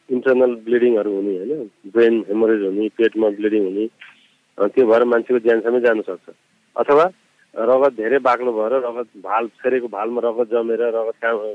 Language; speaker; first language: Nepali; native; Nepali